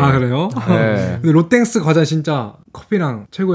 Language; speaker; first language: Korean; native; Korean